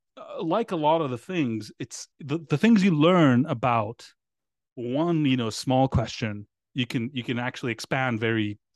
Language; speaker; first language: English; non-native, fluent; Greek